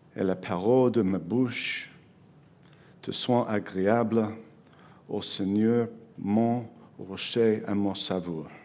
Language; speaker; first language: French; non-native, learner; English